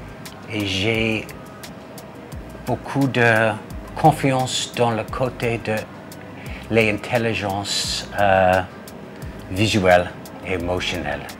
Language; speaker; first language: French; non-native, fluent; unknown